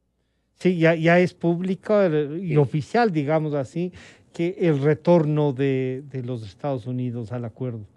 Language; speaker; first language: Spanish; native; Spanish